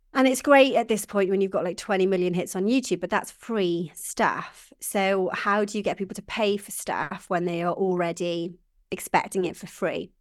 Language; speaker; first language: English; native; English